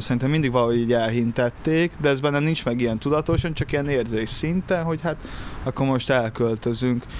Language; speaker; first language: Hungarian; early bilingual, other home language; Portuguese